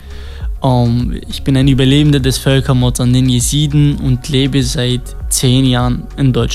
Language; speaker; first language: German; non-native, fluent; Kurdish